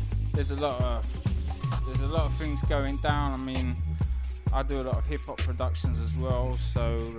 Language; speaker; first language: English; native; English